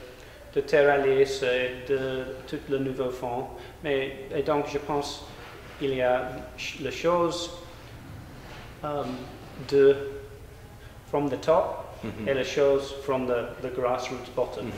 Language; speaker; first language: French; non-native, learner; English